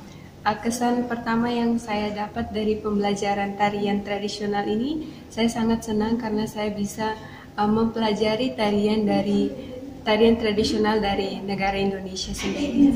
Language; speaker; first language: Indonesian; non-native, fluent; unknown